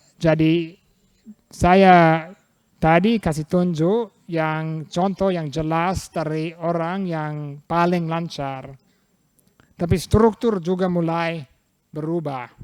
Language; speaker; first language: Indonesian; non-native, fluent; English